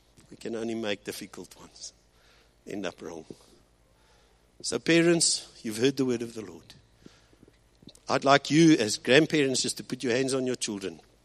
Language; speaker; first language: English; early bilingual, other home language; Afrikaans